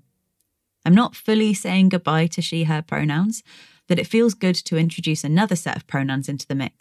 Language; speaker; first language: English; native; English